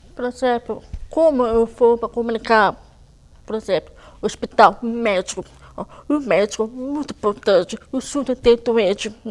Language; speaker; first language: Portuguese; non-native, local second language; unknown